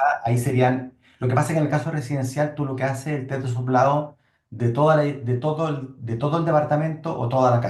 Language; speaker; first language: Spanish; native; Spanish